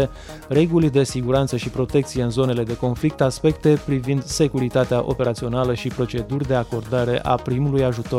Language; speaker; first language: Romanian; native; Romanian